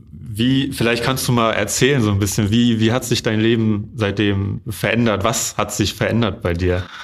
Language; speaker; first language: German; native; German